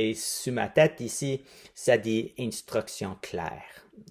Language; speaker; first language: French; non-native, fluent; English